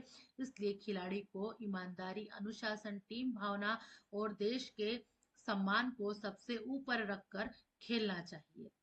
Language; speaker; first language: Hindi; native; Hindi